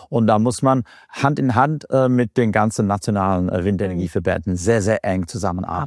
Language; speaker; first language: German; non-native, fluent; English